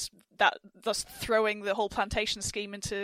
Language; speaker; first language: English; native; English